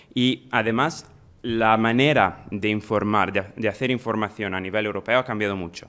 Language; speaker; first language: Spanish; non-native, fluent; Italian